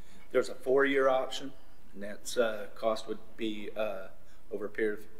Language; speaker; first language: English; native; English